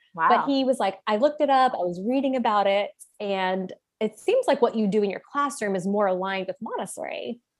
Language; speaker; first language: English; native; English